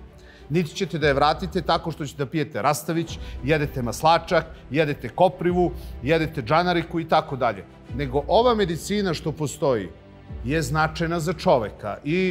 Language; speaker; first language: Serbian; native; Serbian